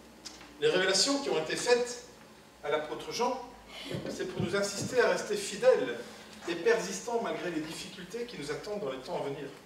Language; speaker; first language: French; native; French